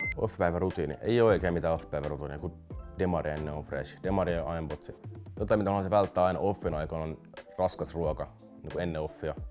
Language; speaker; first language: Finnish; early bilingual, other home language; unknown